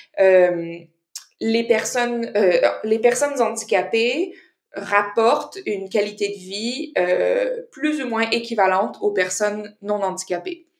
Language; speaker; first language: French; native; French